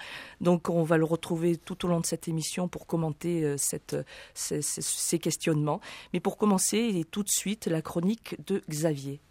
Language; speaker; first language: French; native; French